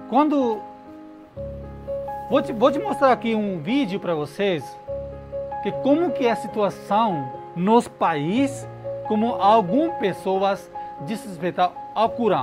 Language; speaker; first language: Portuguese; non-native, learner; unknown